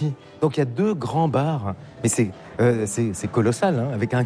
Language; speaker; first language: French; native; French